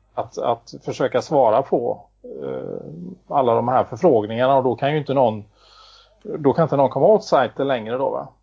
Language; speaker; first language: Swedish; native; Swedish